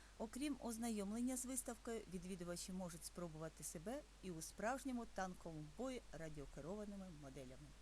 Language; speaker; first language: Ukrainian; native; Ukrainian